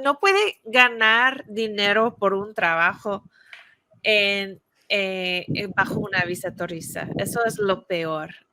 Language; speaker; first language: Spanish; non-native, fluent; English